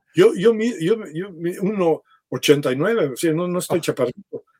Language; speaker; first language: Spanish; native; Spanish